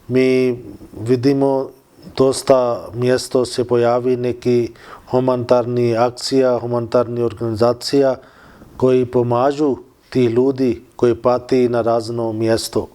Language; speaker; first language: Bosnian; non-native, learner; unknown